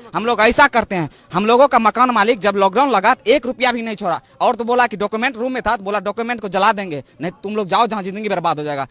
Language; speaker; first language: Hindi; native; Hindi